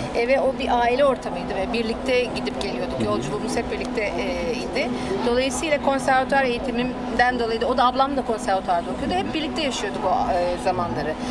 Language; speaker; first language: Turkish; native; Turkish